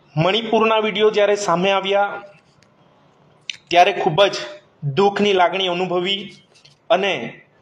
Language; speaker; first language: Gujarati; non-native, local second language; Gamit